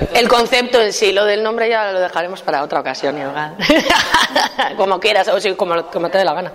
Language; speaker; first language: Spanish; native; Spanish